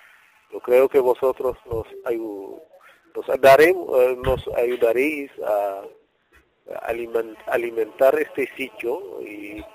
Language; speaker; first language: Spanish; non-native, fluent; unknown